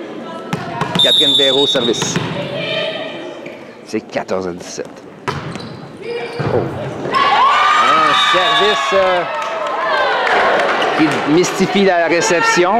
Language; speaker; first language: French; native; French